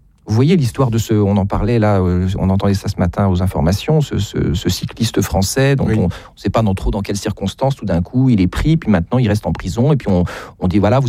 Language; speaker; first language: French; native; French